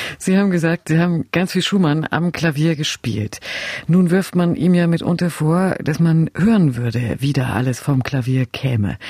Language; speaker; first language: German; native; German